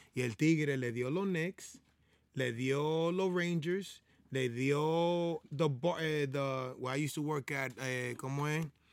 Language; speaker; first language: Spanish; early bilingual, heritage; Spanish